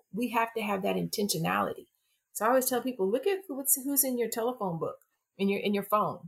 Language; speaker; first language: English; native; English